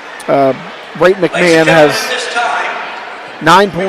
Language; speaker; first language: English; native; English